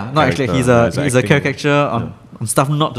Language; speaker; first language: English; native; English